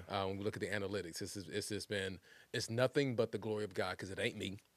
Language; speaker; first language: English; native; English